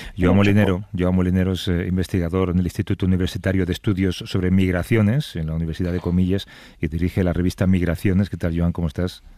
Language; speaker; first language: Spanish; native; Spanish